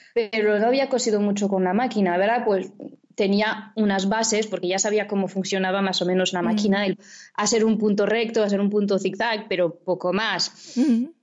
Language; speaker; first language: Spanish; non-native, fluent; French